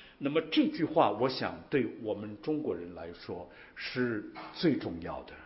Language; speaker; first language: Chinese; native; Chinese